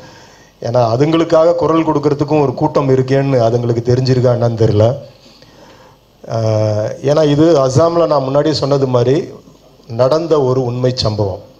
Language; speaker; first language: Tamil; native; Tamil